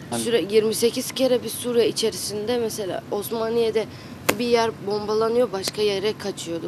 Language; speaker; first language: Turkish; early bilingual, other home language; Arabic